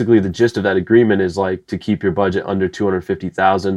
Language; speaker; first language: English; native; English